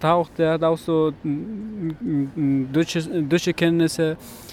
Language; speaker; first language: German; non-native, learner; Persian